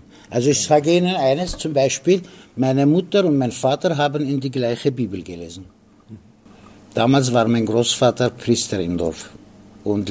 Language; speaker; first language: German; non-native, fluent; Aramaic